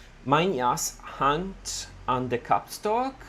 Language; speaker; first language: Dutch; non-native, learner; Italian